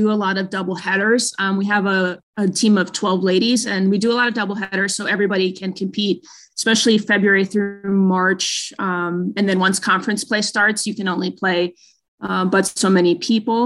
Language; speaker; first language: English; native; English